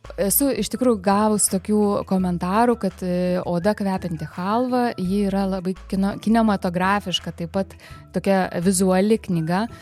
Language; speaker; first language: Lithuanian; native; Lithuanian